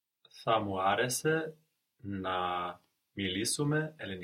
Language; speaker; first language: Greek; non-native, learner; English